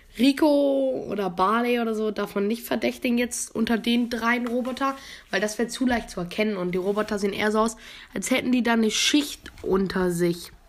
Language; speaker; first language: German; native; German